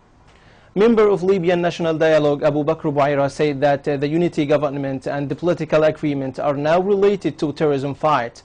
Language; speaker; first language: English; non-native, local second language; Arabic